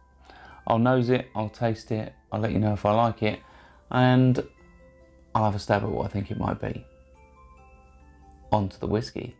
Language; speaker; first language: English; native; English